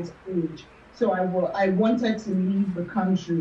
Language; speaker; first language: English; non-native, local second language; Yoruba